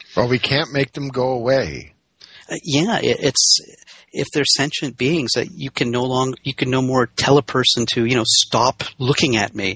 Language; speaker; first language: English; native; English